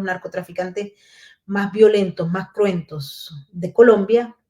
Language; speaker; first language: Spanish; native; Spanish